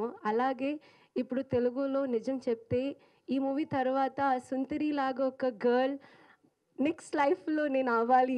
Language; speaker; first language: Telugu; non-native, learner; Malayalam